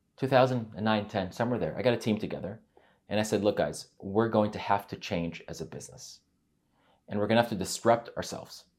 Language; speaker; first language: English; native; English